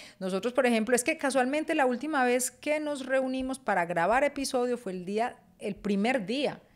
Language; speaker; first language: Spanish; native; Spanish